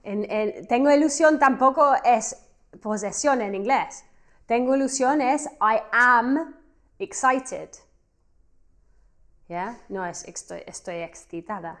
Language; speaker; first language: Spanish; non-native, fluent; English